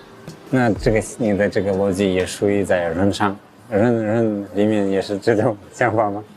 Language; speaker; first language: Chinese; non-native, fluent; English